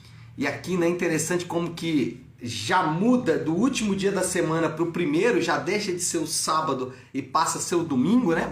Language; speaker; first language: Portuguese; native; Portuguese